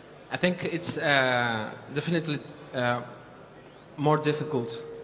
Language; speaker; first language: English; non-native, fluent; Spanish